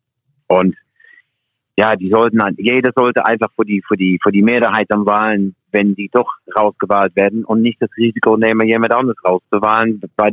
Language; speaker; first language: German; non-native, fluent; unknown